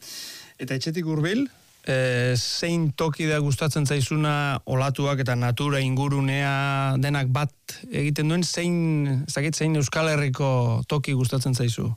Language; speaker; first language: Basque; native; Basque